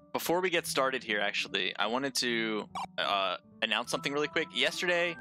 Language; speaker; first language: English; native; English